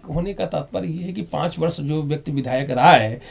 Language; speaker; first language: Hindi; native; Hindi